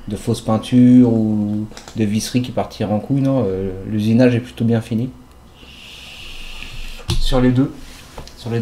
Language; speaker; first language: French; native; French